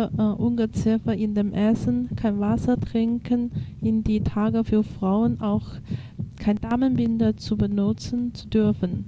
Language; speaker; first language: German; non-native, fluent; Chinese